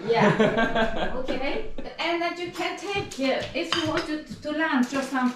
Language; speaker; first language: English; non-native, learner; Swedish